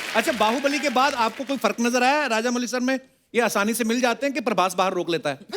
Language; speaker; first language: Hindi; non-native, local second language; Punjabi